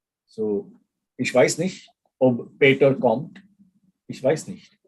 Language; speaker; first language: German; non-native, fluent; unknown